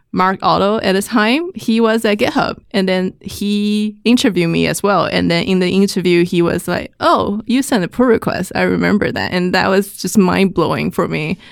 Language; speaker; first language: English; non-native, fluent; Chinese